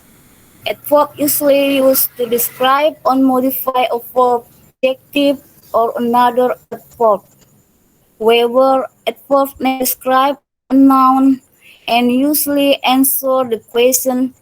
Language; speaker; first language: English; non-native, learner; Indonesian